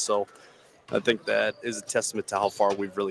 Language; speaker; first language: English; native; English